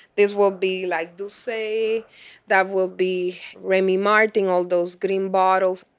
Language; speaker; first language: English; non-native, fluent; Spanish